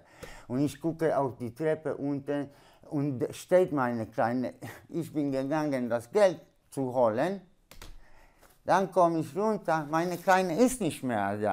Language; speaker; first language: German; non-native, learner; Polish